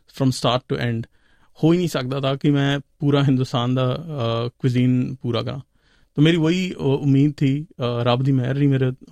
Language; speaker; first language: Punjabi; non-native, local second language; Hindi